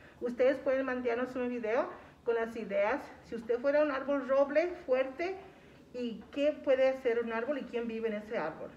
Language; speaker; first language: Spanish; early bilingual, heritage; Spanish